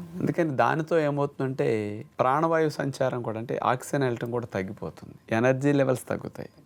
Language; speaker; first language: Telugu; native; Telugu